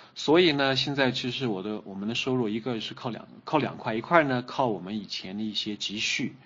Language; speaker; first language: Chinese; native; Chinese